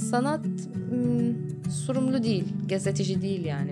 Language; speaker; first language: Turkish; non-native, fluent; Arabic